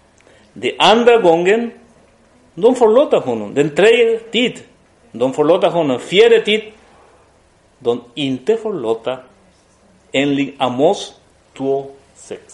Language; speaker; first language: Swedish; non-native, fluent; Spanish